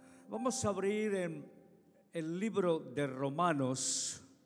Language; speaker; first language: Spanish; native; Spanish